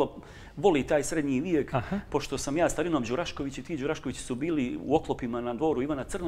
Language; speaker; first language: Serbian; native; Serbian